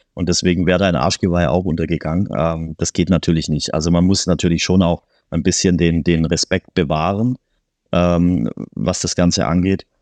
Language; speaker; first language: German; native; German